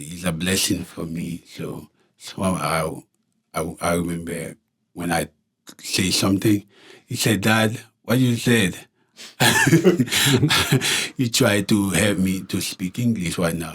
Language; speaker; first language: English; non-native, local second language; Haitian Creole